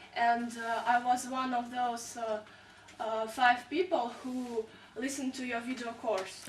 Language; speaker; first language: English; non-native, fluent; Russian